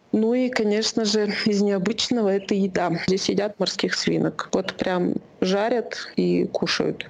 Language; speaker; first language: Russian; native; Russian